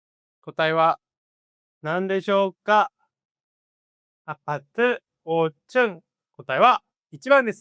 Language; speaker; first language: Japanese; non-native, fluent; Korean